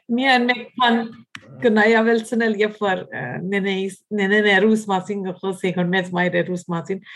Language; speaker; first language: Armenian; early bilingual, heritage; Armenian